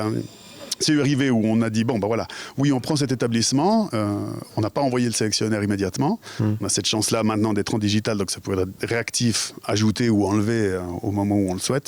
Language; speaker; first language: French; native; French